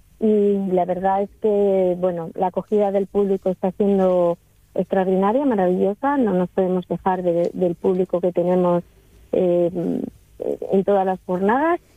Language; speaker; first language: Spanish; native; Spanish